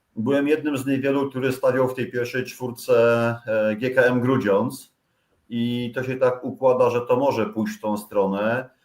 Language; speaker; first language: Polish; native; Polish